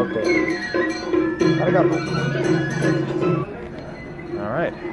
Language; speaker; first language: Japanese; non-native, learner; English